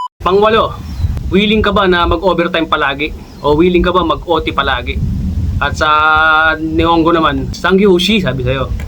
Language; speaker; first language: Filipino; native; Filipino